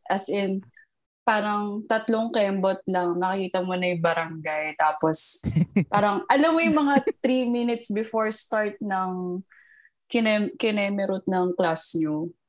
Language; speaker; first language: Filipino; early bilingual, heritage; Filipino